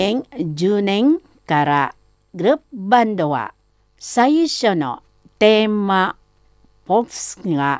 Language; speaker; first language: Japanese; non-native, fluent; Indonesian